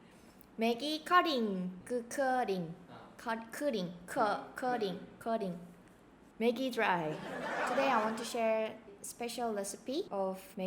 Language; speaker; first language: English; non-native, fluent; Korean